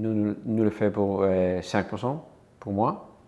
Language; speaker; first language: French; non-native, learner; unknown